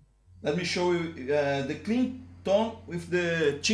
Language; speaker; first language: English; non-native, learner; Portuguese